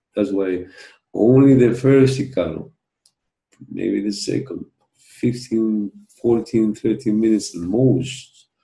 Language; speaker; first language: English; non-native, fluent; Spanish